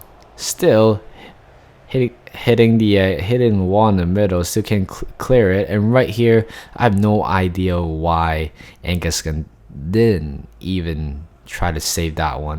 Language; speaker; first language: English; non-native, fluent; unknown